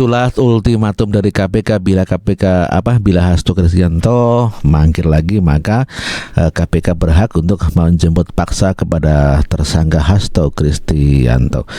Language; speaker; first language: Indonesian; native; Indonesian